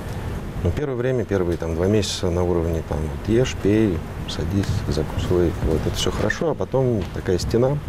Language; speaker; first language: Russian; native; Russian